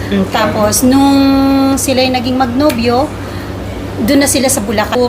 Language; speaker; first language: Filipino; native; Filipino